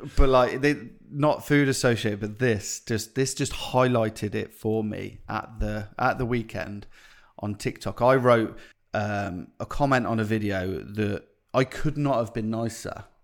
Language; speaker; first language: English; native; English